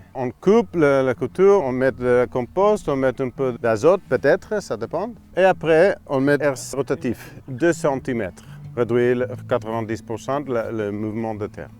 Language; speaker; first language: French; non-native, fluent; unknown